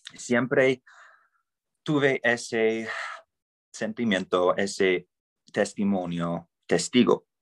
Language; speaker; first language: Spanish; non-native, fluent; English